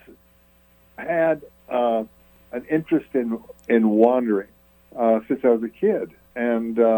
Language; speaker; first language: English; native; English